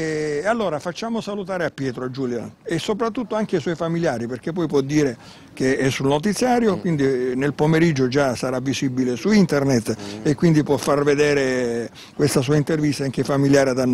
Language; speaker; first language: Italian; native; Italian